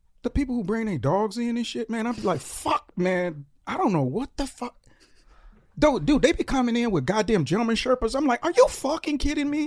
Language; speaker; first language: English; native; English